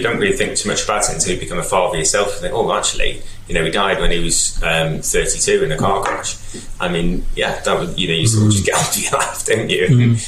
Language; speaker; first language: English; native; English